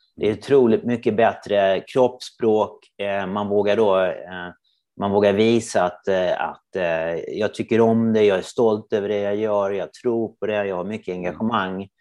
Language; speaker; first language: Swedish; native; Swedish